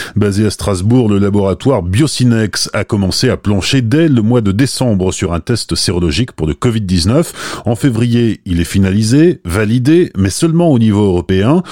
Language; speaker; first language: French; native; French